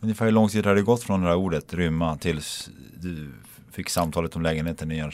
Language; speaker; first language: Swedish; native; Swedish